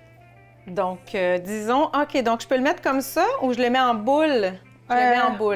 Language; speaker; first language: French; native; French